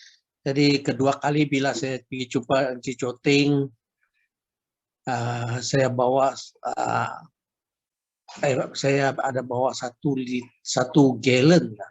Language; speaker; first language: Indonesian; non-native, local second language; Chinese